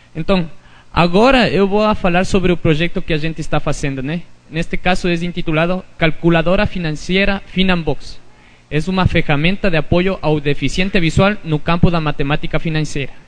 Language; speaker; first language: Portuguese; non-native, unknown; Spanish